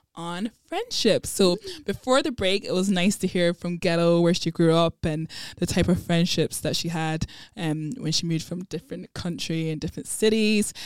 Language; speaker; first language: English; non-native, local second language; Akan